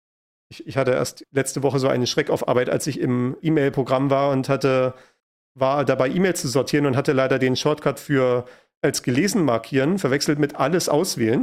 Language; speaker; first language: German; native; German